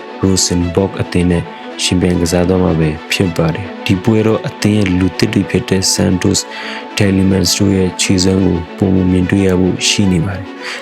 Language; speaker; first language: Burmese; native; Burmese